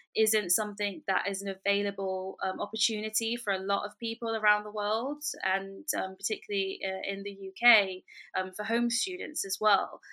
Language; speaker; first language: English; native; English